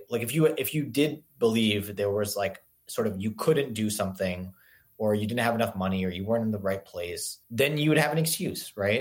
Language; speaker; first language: English; native; English